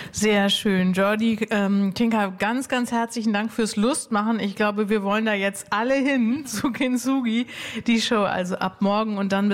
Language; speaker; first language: German; native; German